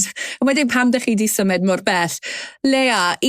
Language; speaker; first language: Welsh; native; Welsh